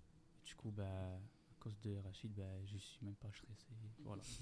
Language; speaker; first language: French; non-native, learner; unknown